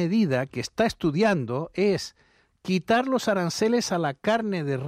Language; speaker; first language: Spanish; native; Spanish